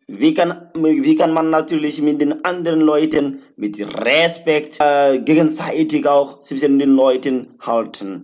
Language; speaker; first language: German; non-native, learner; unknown